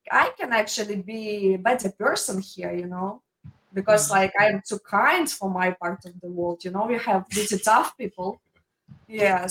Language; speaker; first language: English; non-native, fluent; Ukrainian